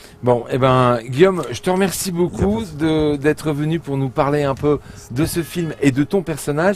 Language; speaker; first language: French; native; French